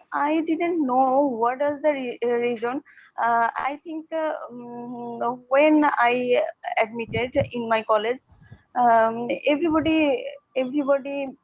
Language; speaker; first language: English; non-native, learner; Bangla